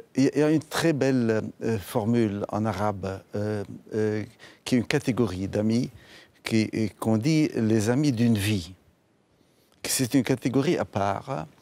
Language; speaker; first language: French; non-native, fluent; Arabic